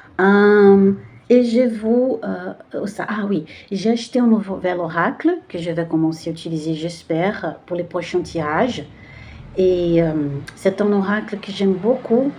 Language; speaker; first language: French; non-native, fluent; Portuguese